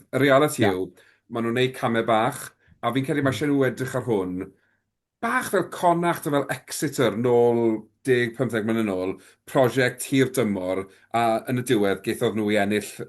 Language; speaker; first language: Welsh; native; Welsh